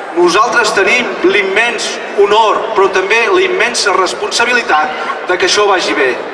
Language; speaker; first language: Catalan; native; Catalan